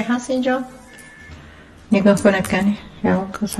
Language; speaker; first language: Persian; native; Persian